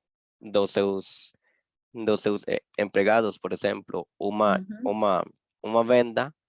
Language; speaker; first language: Portuguese; non-native, fluent; Spanish